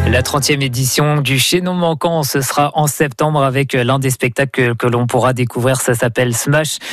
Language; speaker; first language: French; non-native, fluent; English